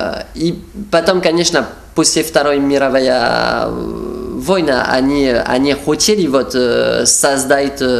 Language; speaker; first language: Russian; non-native, fluent; French